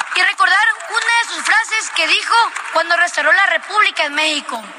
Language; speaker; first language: Spanish; native; Spanish